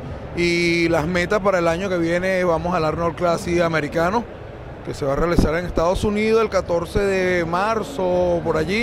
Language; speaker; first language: Spanish; native; Spanish